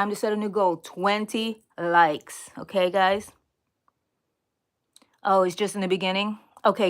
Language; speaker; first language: English; native; English